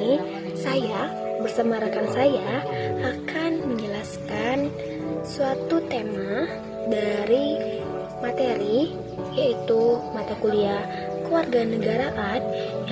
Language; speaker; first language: Indonesian; native; Indonesian